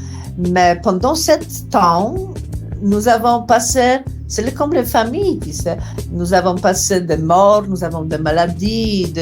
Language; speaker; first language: French; non-native, fluent; Polish